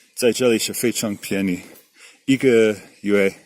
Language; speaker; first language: Chinese; non-native, learner; English